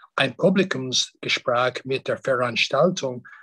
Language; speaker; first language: German; non-native, fluent; English